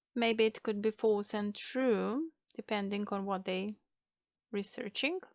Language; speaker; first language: English; non-native, fluent; Macedonian